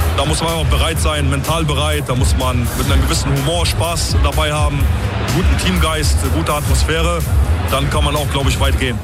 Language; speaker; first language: German; early bilingual, other home language; Polish